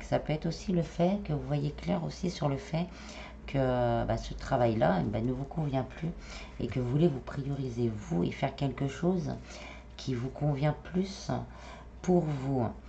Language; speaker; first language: French; native; French